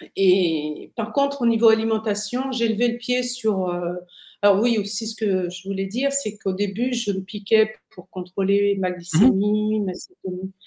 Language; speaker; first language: French; native; French